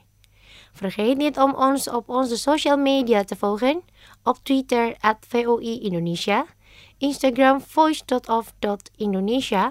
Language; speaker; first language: Dutch; non-native, fluent; Indonesian